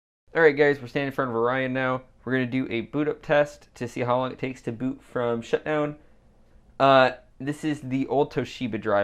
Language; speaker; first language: English; native; English